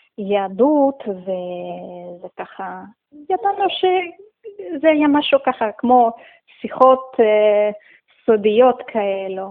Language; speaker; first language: Hebrew; non-native, fluent; Russian